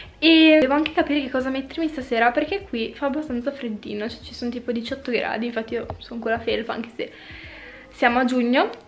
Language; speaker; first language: Italian; native; Italian